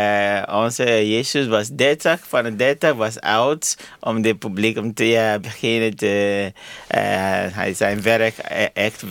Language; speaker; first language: Dutch; non-native, learner; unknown